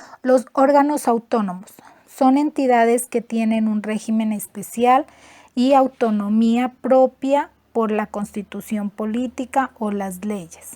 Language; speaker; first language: Spanish; native; Spanish